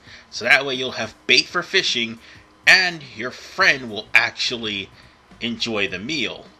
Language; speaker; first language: English; native; English